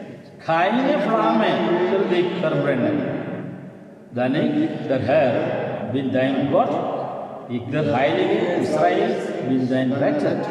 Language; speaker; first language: German; non-native, learner; Malayalam